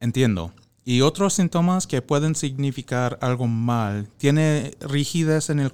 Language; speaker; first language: Spanish; non-native, fluent; English